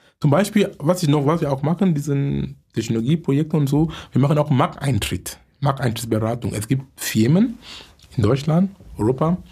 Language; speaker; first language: German; non-native, fluent; English